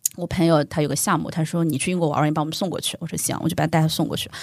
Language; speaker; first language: Chinese; native; Chinese